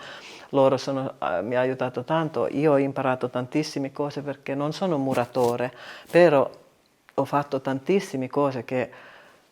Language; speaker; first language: Italian; non-native, learner; Finnish